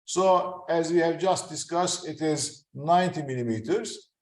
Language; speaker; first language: English; non-native, fluent; Turkish